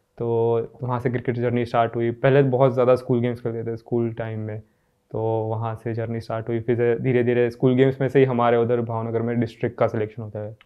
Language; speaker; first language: Hindi; non-native, local second language; Gujarati